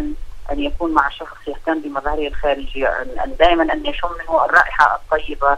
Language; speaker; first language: Arabic; native; Arabic